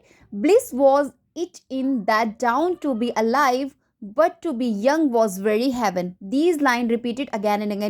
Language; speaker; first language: English; non-native, local second language; Hindi